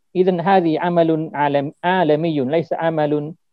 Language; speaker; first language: Arabic; non-native, fluent; Malay